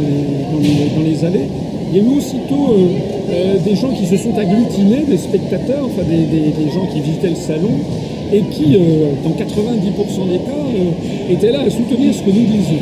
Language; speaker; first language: French; native; French